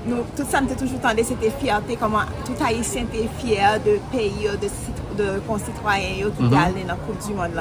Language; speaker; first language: French; non-native, local second language; Haitian Creole